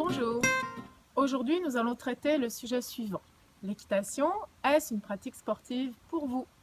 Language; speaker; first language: French; native; French